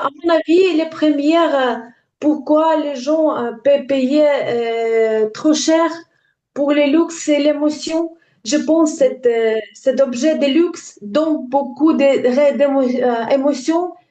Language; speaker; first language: French; non-native, learner; Ukrainian